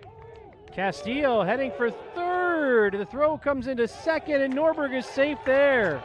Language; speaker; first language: English; native; English